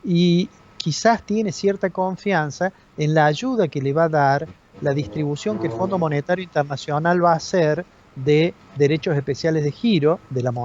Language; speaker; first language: Spanish; native; Spanish